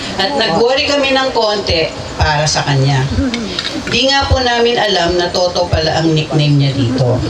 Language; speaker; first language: Filipino; non-native, local second language; Pampanga